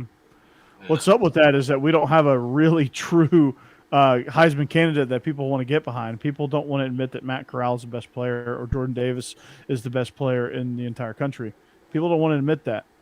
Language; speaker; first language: English; native; English